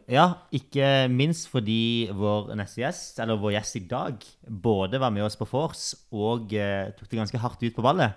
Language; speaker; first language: Norwegian; native; Norwegian